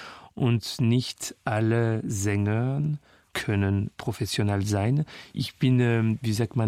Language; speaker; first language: German; non-native, fluent; French